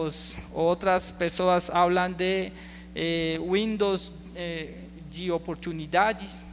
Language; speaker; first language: Portuguese; non-native, learner; Spanish